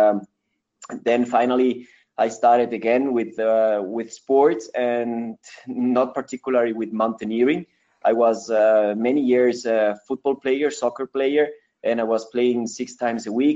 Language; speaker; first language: English; non-native, fluent; Spanish